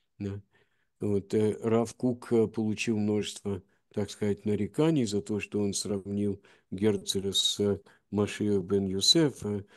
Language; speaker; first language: Russian; native; Russian